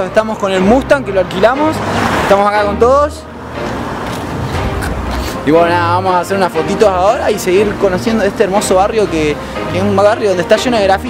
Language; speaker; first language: Spanish; native; Spanish